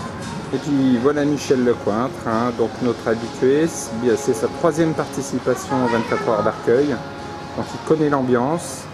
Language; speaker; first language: French; native; French